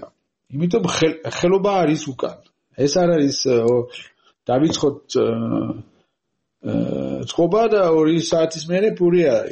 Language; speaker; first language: Georgian; non-native, learner; French